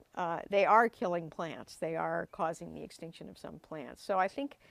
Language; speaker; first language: English; native; English